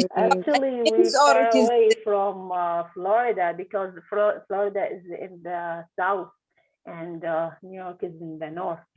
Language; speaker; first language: English; non-native, learner; Arabic